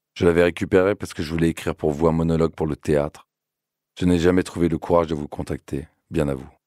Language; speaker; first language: French; native; French